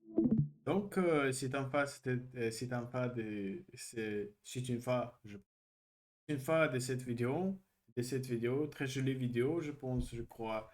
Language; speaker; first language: French; non-native, learner; Russian